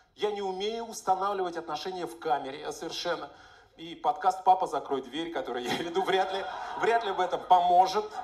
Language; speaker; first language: Russian; native; Russian